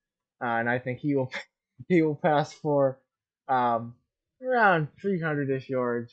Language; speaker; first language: English; native; English